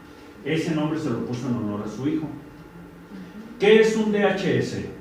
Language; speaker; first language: Spanish; native; Spanish